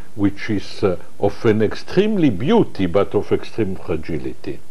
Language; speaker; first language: English; non-native, fluent; Italian